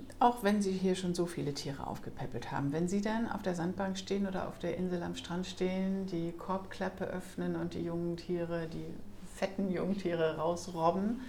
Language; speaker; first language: German; native; German